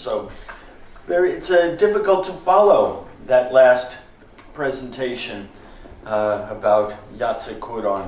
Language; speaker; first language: English; native; English